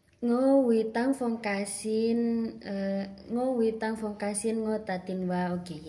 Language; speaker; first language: Cantonese; non-native, learner; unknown